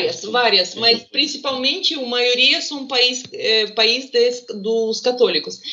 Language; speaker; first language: Portuguese; non-native, fluent; Russian